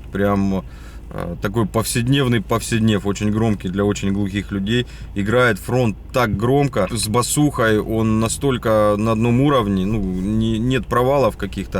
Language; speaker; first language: Russian; native; Russian